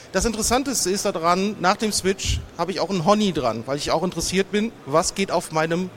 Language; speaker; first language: German; native; German